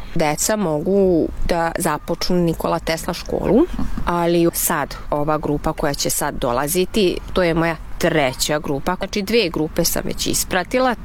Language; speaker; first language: Serbian; non-native, local second language; Hungarian